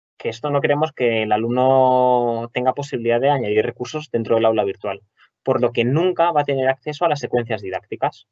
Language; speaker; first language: Spanish; native; Spanish